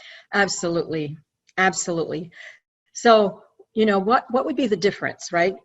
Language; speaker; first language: English; native; English